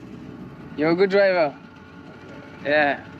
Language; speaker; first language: English; non-native, learner; French